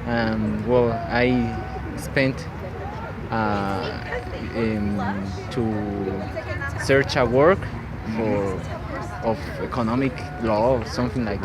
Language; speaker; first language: English; non-native, learner; Spanish